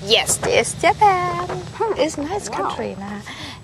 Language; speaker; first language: English; non-native, learner; Thai